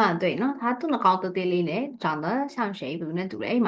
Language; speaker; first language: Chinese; non-native, fluent; Burmese